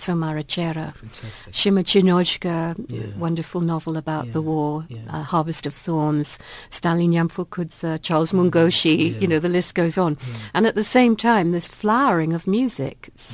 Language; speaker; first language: English; native; English